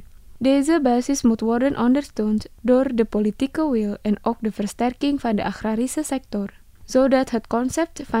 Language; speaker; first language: Dutch; non-native, fluent; Indonesian